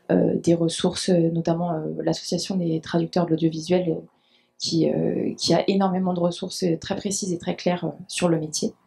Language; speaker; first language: French; native; French